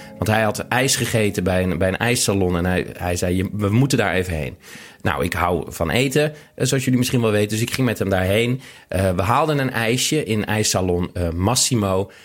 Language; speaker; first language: Dutch; native; Dutch